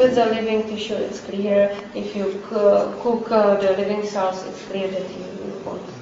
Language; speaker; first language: English; non-native, fluent; Czech